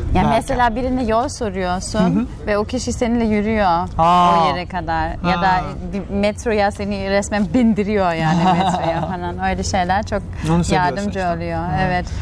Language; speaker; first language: Turkish; non-native, fluent; German